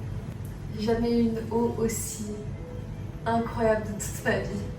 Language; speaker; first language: French; native; French